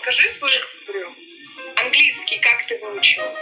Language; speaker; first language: Russian; non-native, fluent; Spanish